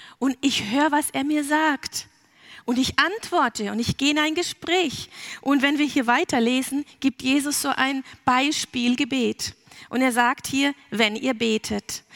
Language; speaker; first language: German; early bilingual, heritage; German